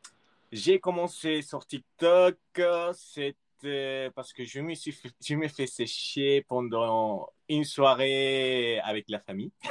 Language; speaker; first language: French; early bilingual, other home language; Spanish